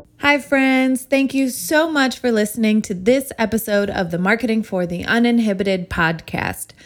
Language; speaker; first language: English; native; English